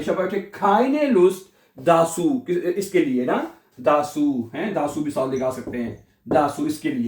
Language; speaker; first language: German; non-native, fluent; Urdu